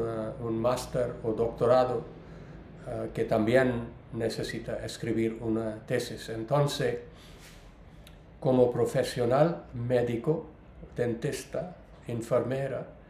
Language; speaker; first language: Spanish; non-native, learner; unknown